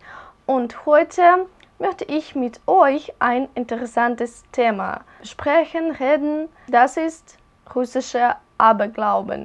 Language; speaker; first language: German; non-native, learner; Russian